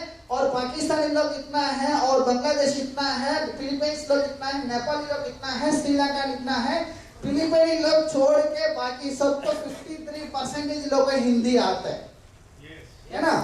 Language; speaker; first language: Hindi; non-native, local second language; Tamil